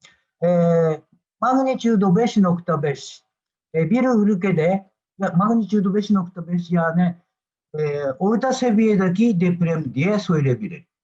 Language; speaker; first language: Turkish; non-native, learner; Japanese